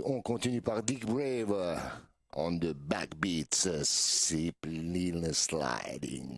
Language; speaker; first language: French; native; French